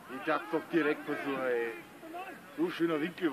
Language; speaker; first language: German; native; German